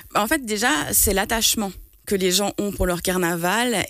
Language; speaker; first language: French; native; French